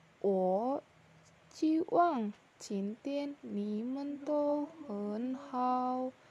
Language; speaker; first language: Chinese; non-native, learner; Indonesian